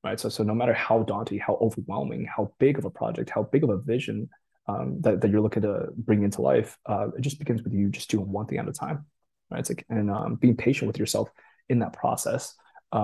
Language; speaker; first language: English; early bilingual, other home language; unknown